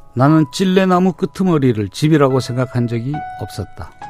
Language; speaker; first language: Korean; native; Korean